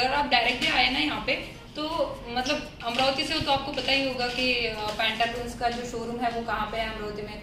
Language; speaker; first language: Hindi; native; Hindi